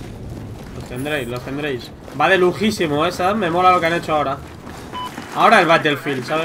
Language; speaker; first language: Spanish; native; Spanish